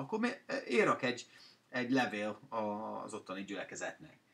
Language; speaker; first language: Hungarian; non-native, fluent; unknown